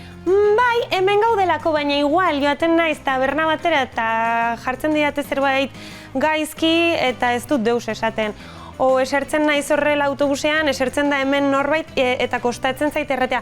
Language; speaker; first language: Basque; non-native, local second language; Spanish